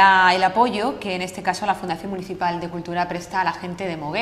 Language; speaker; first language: Spanish; native; Spanish